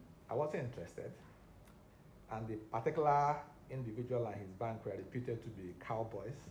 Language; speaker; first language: English; non-native, local second language; Igbo